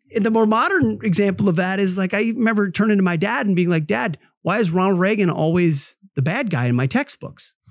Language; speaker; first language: English; native; English